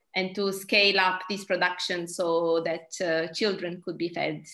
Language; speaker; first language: English; non-native, fluent; Italian